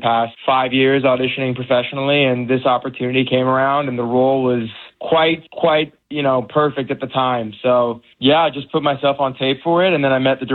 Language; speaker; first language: English; non-native, local second language; Persian